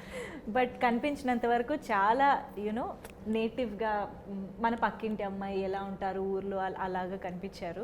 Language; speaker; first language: Telugu; native; Telugu